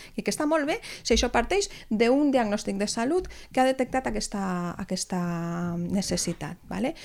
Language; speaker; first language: Catalan; non-native, local second language; Spanish